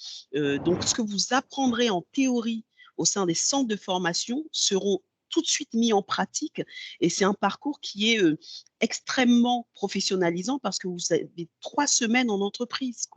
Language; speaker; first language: French; native; French